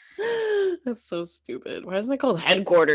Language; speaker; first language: English; native; English